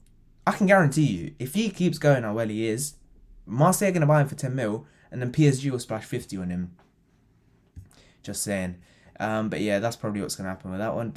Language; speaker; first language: English; native; English